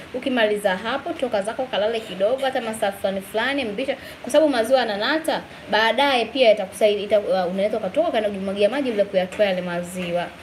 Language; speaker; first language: Swahili; native; Swahili